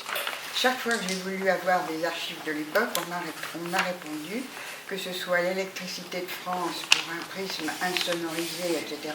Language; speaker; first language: French; native; French